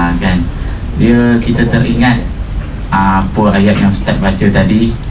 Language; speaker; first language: Malay; native; Malay